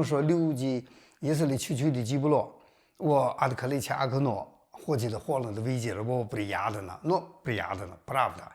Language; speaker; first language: Russian; non-native, learner; Chinese